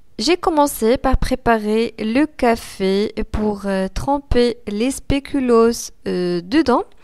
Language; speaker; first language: French; non-native, local second language; Arabic